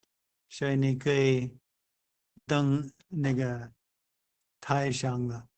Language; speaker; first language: Chinese; non-native, fluent; English